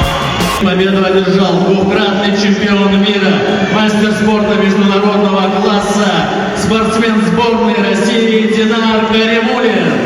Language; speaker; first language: Russian; native; Russian